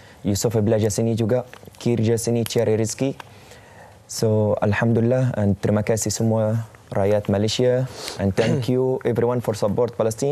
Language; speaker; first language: Indonesian; non-native, fluent; Arabic